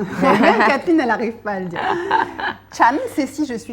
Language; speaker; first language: French; native; French